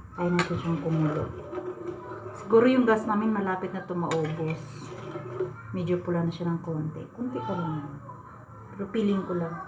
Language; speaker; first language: Filipino; non-native, local second language; Cebuano